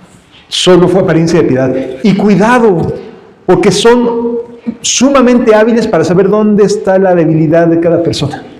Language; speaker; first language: Spanish; native; Spanish